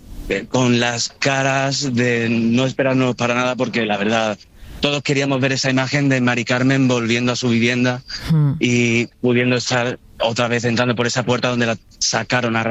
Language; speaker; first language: Spanish; native; Spanish